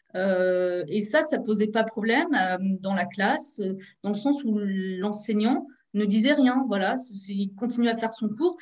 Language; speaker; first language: French; early bilingual, other home language; Turkish